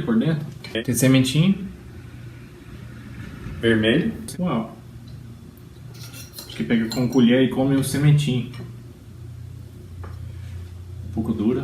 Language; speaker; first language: Portuguese; non-native, fluent; English